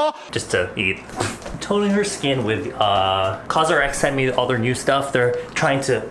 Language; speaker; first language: English; native; English